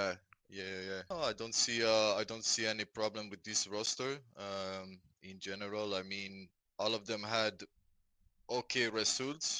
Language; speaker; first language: English; non-native, fluent; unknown